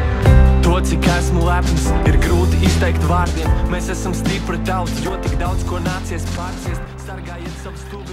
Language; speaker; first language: Latvian; non-native, local second language; Russian